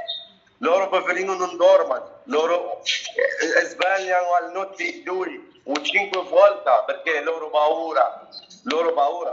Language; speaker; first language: Italian; non-native, learner; Arabic